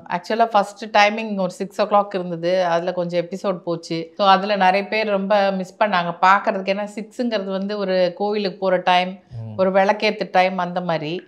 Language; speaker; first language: Tamil; native; Tamil